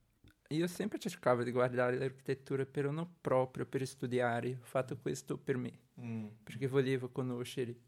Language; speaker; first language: Italian; non-native, learner; Portuguese